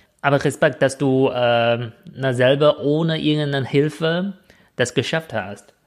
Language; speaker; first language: German; non-native, fluent; Chinese